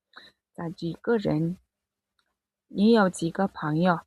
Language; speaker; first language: Chinese; non-native, fluent; Mongolian